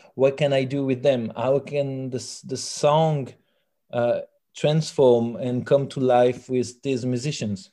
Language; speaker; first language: English; non-native, fluent; French